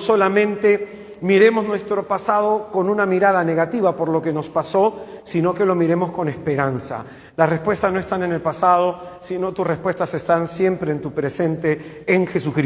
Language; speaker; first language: Spanish; native; Spanish